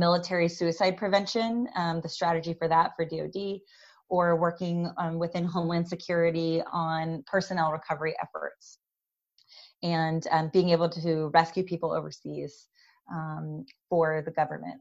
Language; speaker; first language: English; native; English